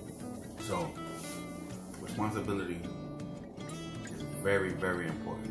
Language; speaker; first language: English; native; English